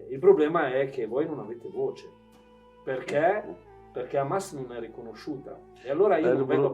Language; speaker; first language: Italian; native; Italian